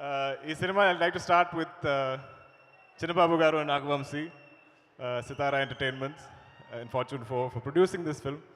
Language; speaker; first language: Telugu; non-native, learner; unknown